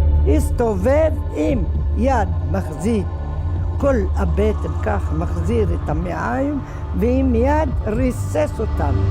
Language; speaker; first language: Hebrew; non-native, fluent; Arabic